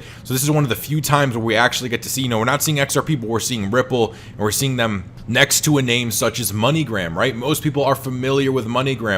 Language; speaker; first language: English; native; English